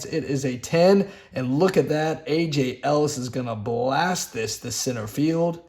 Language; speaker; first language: English; native; English